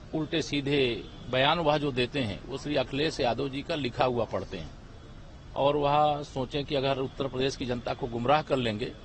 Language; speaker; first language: Hindi; native; Hindi